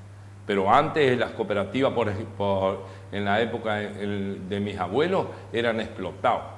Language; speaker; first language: Spanish; native; Spanish